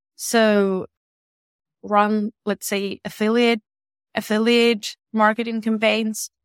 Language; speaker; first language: English; non-native, fluent; Ukrainian